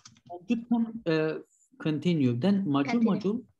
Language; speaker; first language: Indonesian; non-native, learner; Turkish